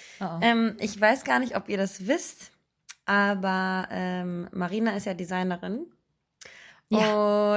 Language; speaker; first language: German; native; German